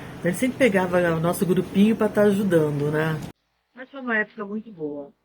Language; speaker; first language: Portuguese; native; Portuguese